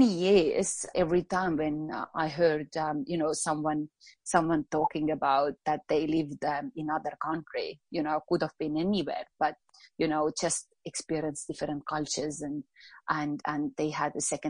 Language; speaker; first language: English; non-native, fluent; Estonian